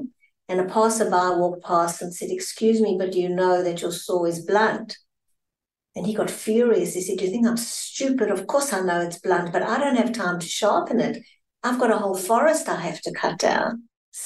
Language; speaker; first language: English; native; English